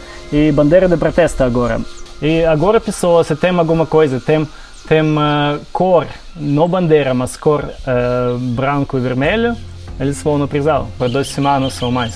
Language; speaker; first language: Portuguese; non-native, learner; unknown